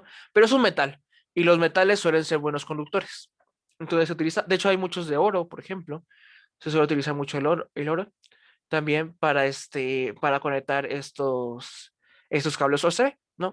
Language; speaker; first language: Spanish; native; Spanish